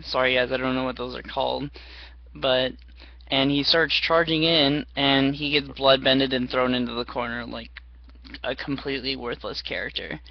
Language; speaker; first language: English; native; English